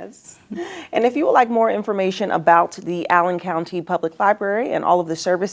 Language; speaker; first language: English; native; English